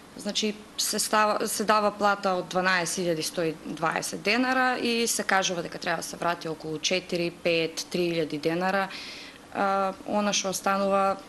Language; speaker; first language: Macedonian; native; Macedonian